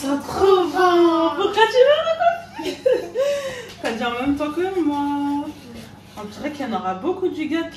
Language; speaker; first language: French; native; French